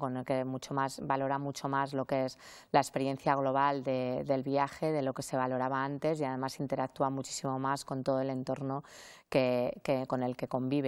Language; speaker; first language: Spanish; native; Spanish